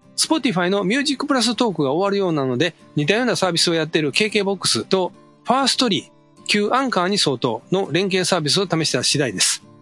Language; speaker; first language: Japanese; native; Japanese